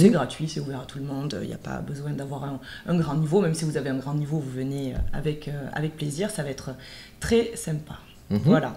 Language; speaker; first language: French; native; French